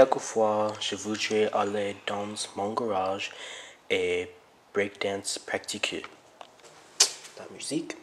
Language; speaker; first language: French; non-native, learner; English